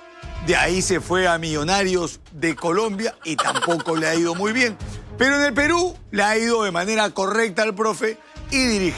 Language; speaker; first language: Spanish; native; Spanish